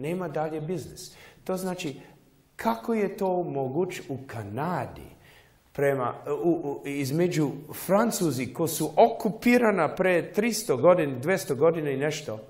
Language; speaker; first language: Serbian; early bilingual, heritage; Serbian